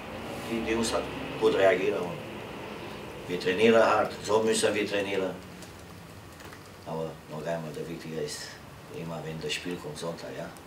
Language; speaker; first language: German; non-native, learner; Romanian